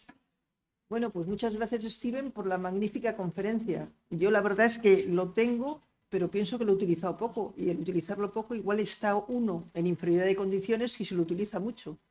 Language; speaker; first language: Spanish; native; Spanish